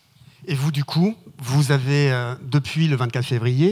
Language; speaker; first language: French; native; French